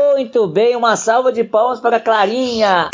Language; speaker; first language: Portuguese; native; Portuguese